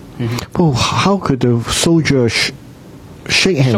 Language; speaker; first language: English; non-native, local second language; Cantonese